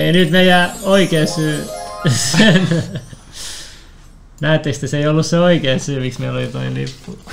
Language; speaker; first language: Finnish; native; Finnish